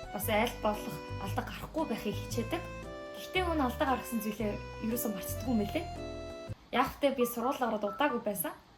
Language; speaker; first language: Mongolian; non-native, fluent; Korean